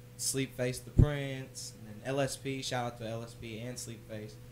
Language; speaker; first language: English; native; English